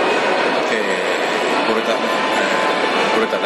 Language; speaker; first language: Spanish; non-native, learner; Japanese